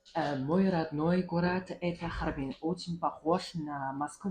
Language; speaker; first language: Russian; non-native, learner; Chinese